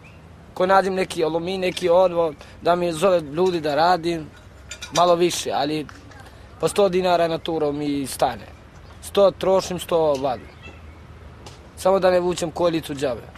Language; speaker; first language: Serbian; non-native, local second language; Romany